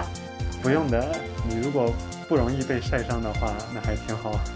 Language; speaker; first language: Chinese; native; Chinese